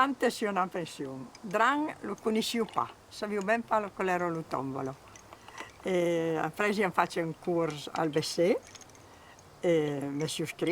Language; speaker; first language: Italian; non-native, local second language; Occitan